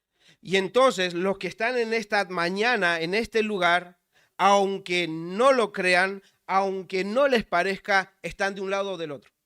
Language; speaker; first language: Spanish; native; Spanish